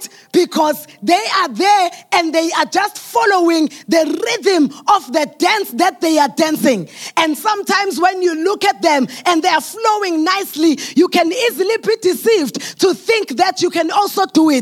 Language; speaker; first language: English; non-native, local second language; Zulu